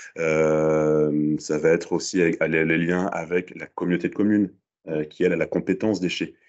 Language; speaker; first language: French; native; French